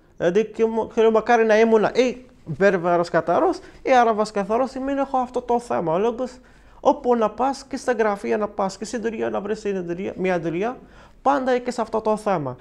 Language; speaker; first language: Greek; non-native, learner; Arabic